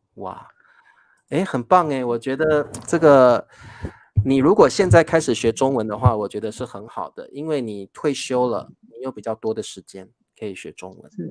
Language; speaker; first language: Chinese; native; Chinese